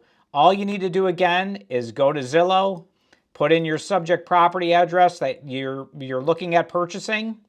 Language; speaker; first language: English; native; English